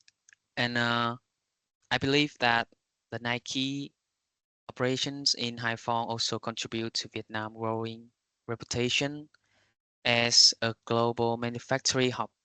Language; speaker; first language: English; non-native, learner; Vietnamese